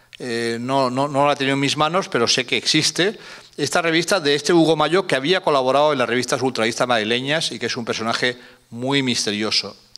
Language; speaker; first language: Spanish; native; Spanish